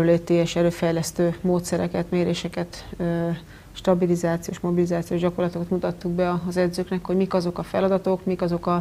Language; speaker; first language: Hungarian; native; Hungarian